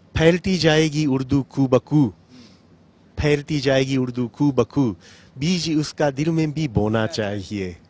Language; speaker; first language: Urdu; non-native, fluent; Japanese